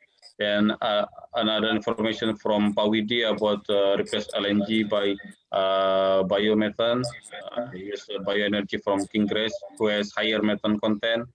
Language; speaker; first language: English; non-native, learner; Indonesian